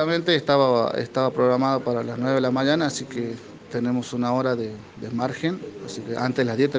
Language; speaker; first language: Spanish; native; Spanish